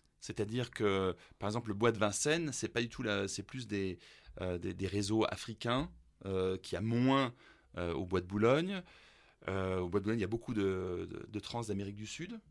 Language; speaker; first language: French; early bilingual, other home language; German